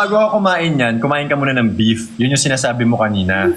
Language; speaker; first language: Filipino; native; Filipino